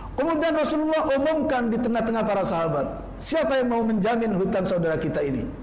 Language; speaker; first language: Malay; non-native, local second language; Javanese